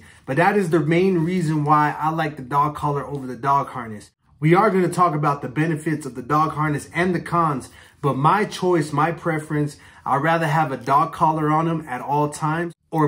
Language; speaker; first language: English; native; English